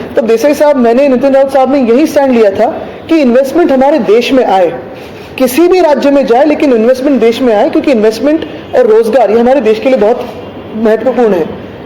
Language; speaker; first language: Hindi; non-native, local second language; Marathi